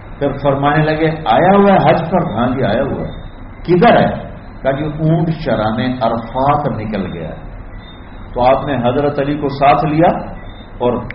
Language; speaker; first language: Urdu; native; Urdu